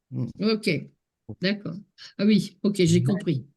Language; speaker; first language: French; native; French